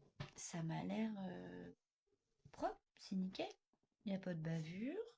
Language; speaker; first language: French; native; French